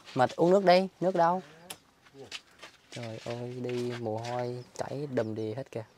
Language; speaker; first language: Vietnamese; native; Vietnamese